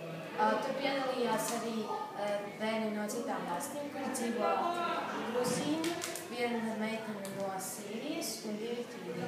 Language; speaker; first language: Latvian; non-native, local second language; Russian